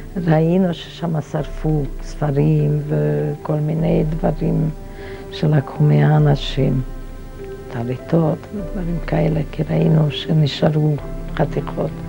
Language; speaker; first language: Hebrew; non-native, fluent; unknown